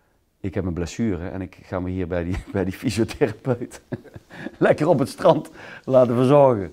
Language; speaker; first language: Dutch; native; Dutch